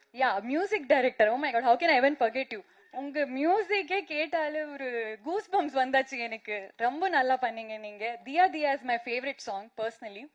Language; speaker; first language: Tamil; non-native, fluent; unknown